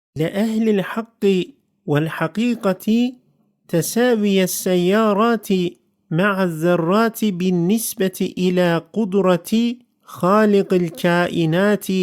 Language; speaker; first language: Arabic; non-native, fluent; Turkish